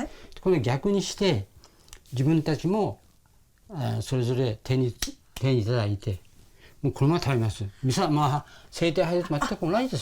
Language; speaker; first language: Japanese; native; Japanese